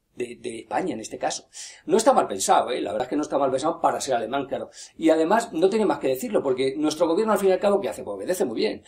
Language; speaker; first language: Spanish; native; Spanish